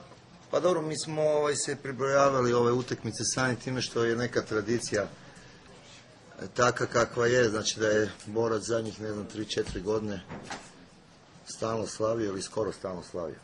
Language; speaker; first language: Bosnian; native; Bosnian